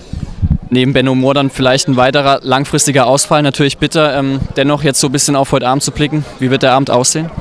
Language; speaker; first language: German; native; German